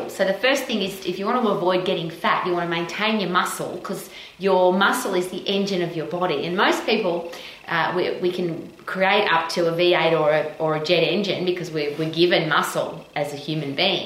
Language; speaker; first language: English; native; English